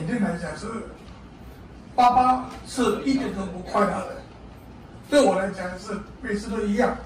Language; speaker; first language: Chinese; non-native, learner; Burmese